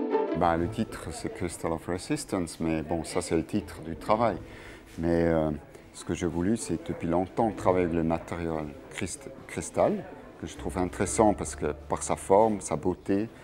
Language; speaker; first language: French; non-native, local second language; German